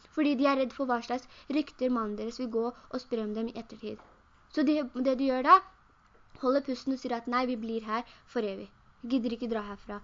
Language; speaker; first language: Norwegian; early bilingual, other home language; Urdu